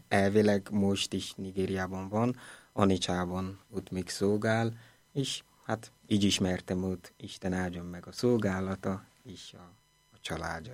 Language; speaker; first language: Hungarian; non-native, fluent; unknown